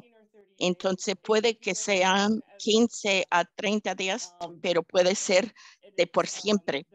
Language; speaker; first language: Spanish; early bilingual, heritage; English